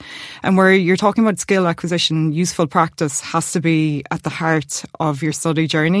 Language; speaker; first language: English; native; English